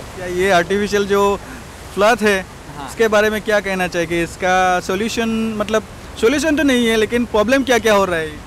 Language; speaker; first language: Hindi; non-native, local second language; Assamese